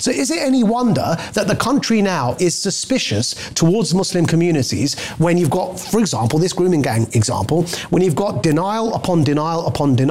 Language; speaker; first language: English; native; English